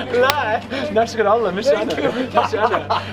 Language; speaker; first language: Arabic; non-native, learner; English